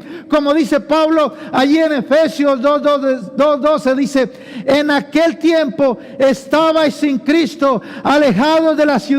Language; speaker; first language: Spanish; native; Spanish